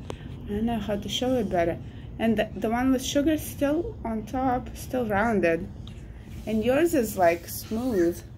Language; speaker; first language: English; non-native, fluent; Russian